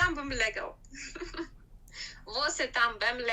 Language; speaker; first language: Portuguese; non-native, learner; Spanish